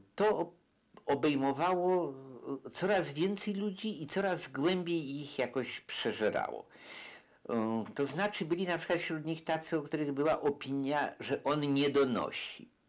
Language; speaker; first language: Polish; native; Polish